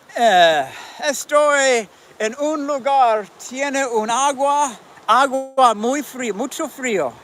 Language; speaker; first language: Spanish; non-native, learner; English